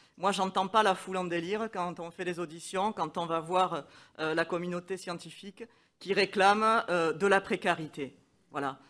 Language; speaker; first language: French; native; French